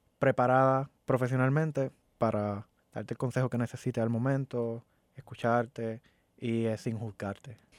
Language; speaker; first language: Spanish; native; Spanish